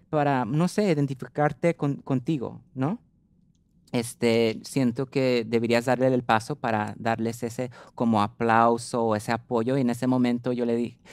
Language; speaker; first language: Spanish; early bilingual, heritage; Spanish